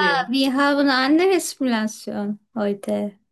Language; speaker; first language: German; non-native, learner; Turkish